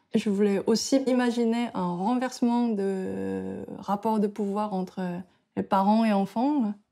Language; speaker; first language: French; non-native, fluent; Korean